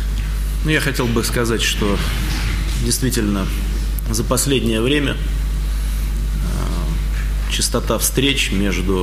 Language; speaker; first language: Russian; native; Russian